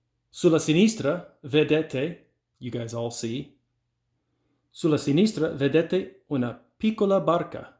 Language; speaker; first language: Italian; non-native, fluent; English